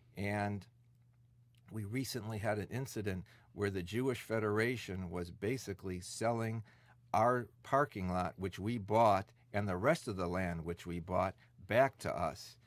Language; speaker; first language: English; native; English